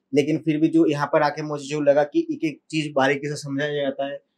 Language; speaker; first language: Hindi; non-native, local second language; Bangla